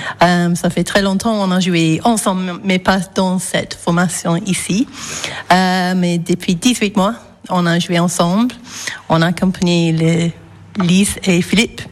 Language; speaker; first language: French; non-native, fluent; English